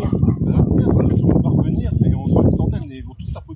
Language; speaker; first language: French; native; French